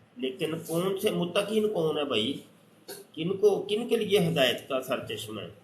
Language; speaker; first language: Urdu; non-native, local second language; Punjabi